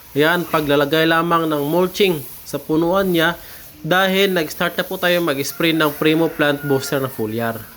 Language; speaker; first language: Filipino; non-native, local second language; Hiligaynon